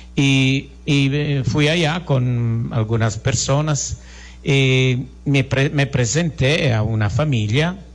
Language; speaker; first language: Spanish; non-native, fluent; Italian